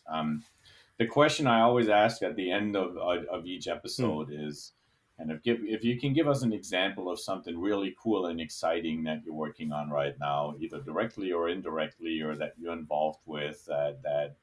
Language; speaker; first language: English; non-native, fluent; German